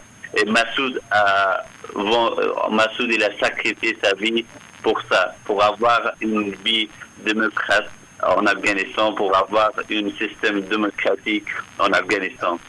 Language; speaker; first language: French; non-native, fluent; Persian